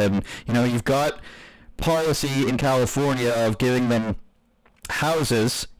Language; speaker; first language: English; native; English